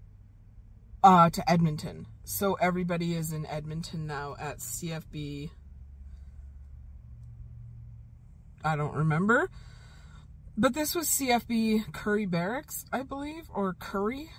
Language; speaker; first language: English; native; English